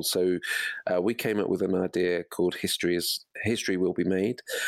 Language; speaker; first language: English; native; English